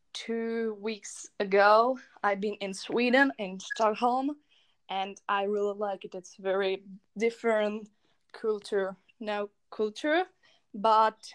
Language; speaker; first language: English; non-native, learner; Czech